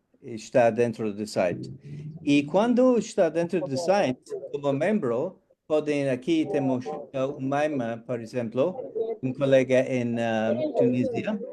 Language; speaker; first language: Portuguese; non-native, fluent; English